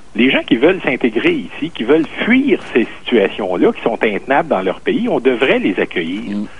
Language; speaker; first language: French; native; French